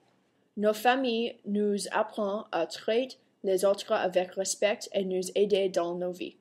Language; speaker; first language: French; non-native, learner; English